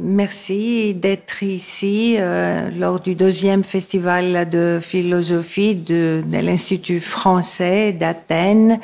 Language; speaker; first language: French; non-native, fluent; Greek